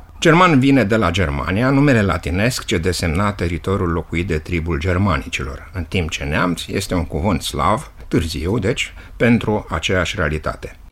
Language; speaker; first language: Romanian; native; Romanian